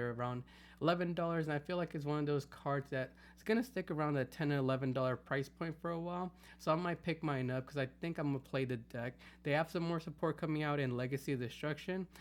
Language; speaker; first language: English; native; English